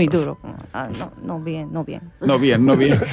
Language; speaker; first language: Spanish; non-native, learner; Japanese